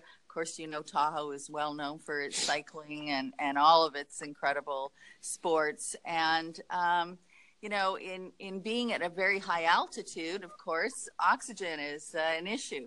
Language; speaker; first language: English; native; English